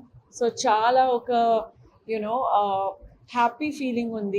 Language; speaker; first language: Telugu; non-native, local second language; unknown